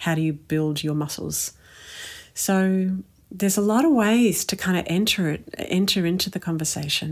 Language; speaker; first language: English; native; English